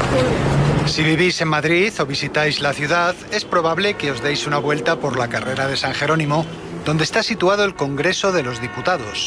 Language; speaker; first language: Spanish; native; Spanish